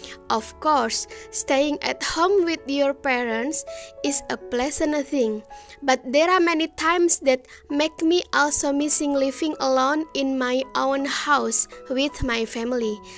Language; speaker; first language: English; non-native, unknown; Indonesian